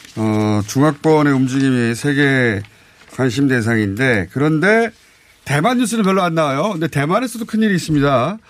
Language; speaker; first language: Korean; native; Korean